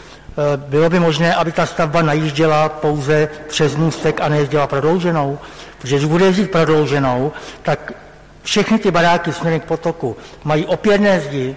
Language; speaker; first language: Czech; native; Czech